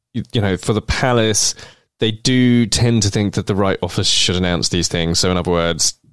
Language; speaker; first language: English; native; English